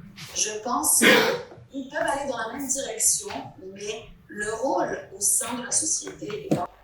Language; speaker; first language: French; non-native, fluent; Italian